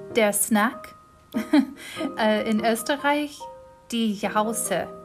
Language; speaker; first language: German; non-native, fluent; English